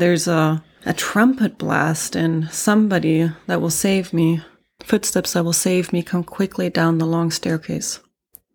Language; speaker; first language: English; non-native, fluent; Swedish